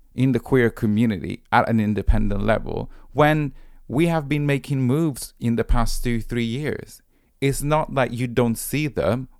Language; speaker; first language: English; non-native, fluent; Italian